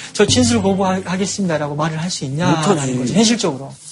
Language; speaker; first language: Korean; native; Korean